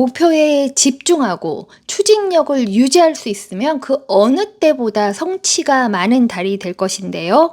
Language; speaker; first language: Korean; native; Korean